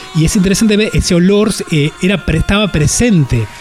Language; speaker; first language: Spanish; native; Spanish